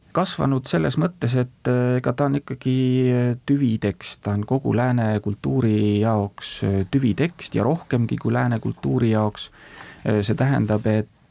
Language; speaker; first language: Estonian; native; Estonian